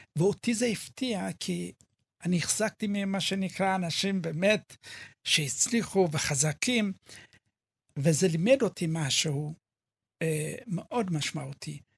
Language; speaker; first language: Hebrew; early bilingual, other home language; Amharic